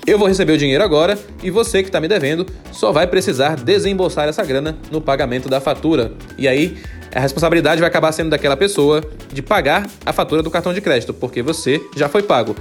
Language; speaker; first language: Portuguese; native; Portuguese